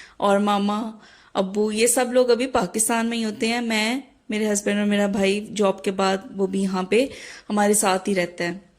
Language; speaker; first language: Urdu; native; Urdu